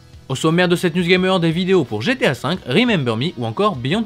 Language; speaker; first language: French; native; French